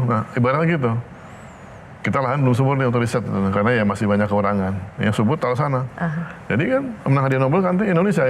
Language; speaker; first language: Indonesian; native; Indonesian